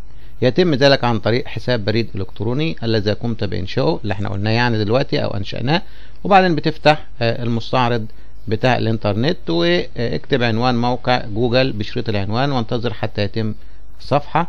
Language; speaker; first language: Arabic; native; Arabic